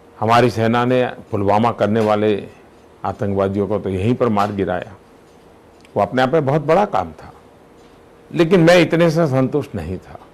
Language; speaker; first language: Hindi; non-native, local second language; Gujarati